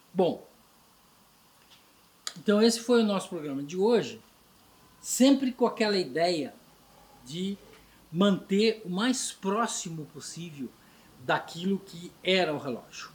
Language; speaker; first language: Portuguese; native; Portuguese